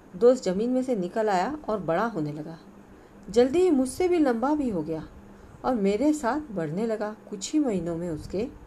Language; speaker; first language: Hindi; non-native, local second language; Marathi